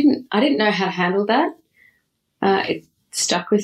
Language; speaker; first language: English; native; English